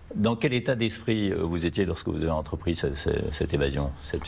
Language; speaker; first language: French; native; French